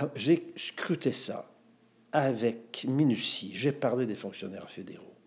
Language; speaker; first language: French; native; French